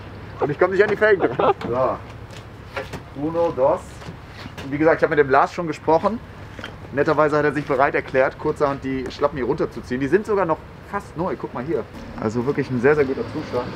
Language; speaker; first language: German; native; German